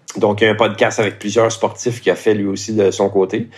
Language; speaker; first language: French; native; French